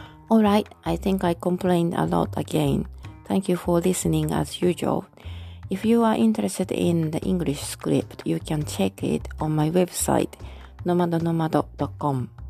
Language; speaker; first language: English; non-native, fluent; Japanese